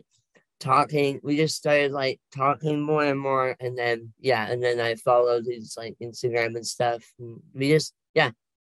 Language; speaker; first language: English; native; English